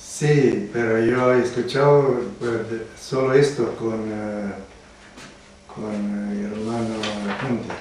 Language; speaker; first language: Spanish; non-native, learner; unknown